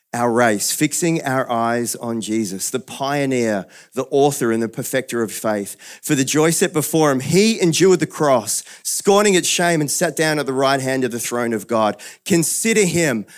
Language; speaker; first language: English; native; English